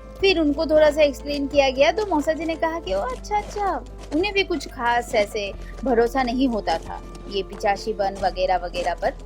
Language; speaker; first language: Hindi; non-native, local second language; Bangla